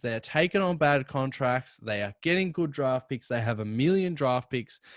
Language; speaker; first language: English; native; English